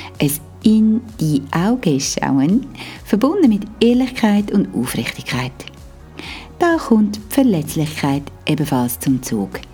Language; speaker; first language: German; native; German